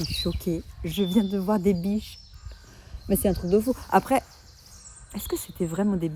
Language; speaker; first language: French; non-native, fluent; Portuguese